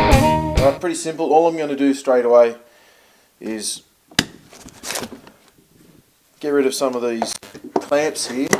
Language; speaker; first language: English; native; English